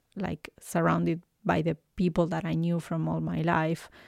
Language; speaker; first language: English; non-native, fluent; Spanish